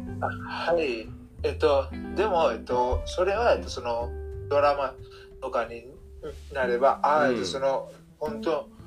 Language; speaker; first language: Japanese; non-native, learner; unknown